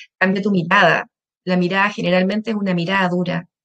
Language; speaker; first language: Spanish; native; Spanish